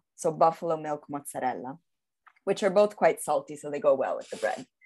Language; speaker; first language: English; early bilingual, heritage; Italian